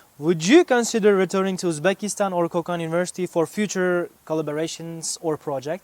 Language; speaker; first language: English; non-native, fluent; Uzbek